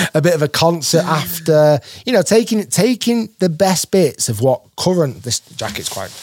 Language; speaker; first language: English; native; English